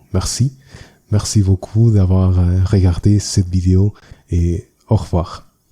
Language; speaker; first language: French; non-native, learner; Spanish